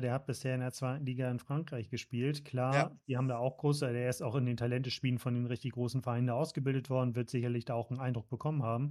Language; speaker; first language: German; native; German